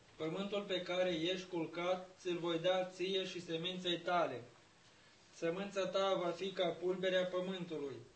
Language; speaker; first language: Romanian; native; Romanian